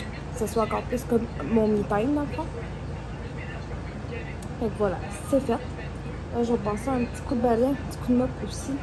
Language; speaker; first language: French; native; French